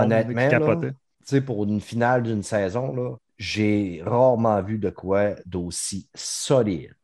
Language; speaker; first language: French; native; French